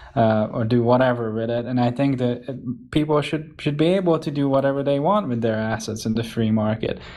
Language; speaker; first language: English; non-native, fluent; Hungarian